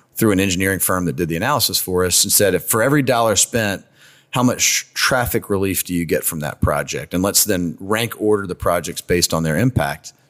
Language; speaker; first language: English; native; English